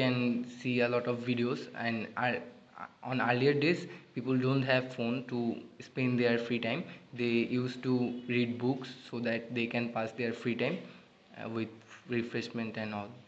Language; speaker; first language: English; non-native, learner; Bangla